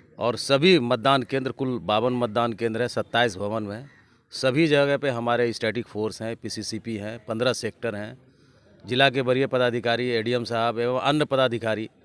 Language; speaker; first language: Hindi; native; Hindi